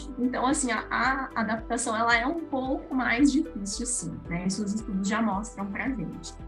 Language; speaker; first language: Portuguese; native; Portuguese